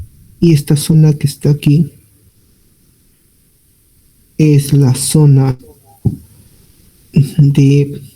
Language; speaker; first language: Spanish; native; Spanish